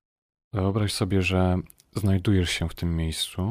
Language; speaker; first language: Polish; native; Polish